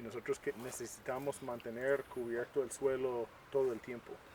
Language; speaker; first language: Spanish; native; Spanish